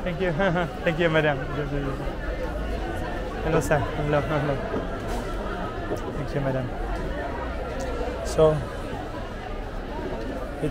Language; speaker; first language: English; non-native, fluent; French